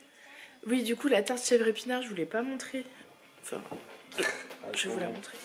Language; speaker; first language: French; native; French